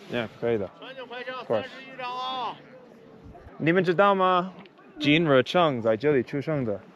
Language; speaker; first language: Chinese; non-native, learner; English